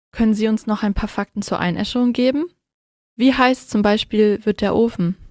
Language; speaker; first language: German; native; German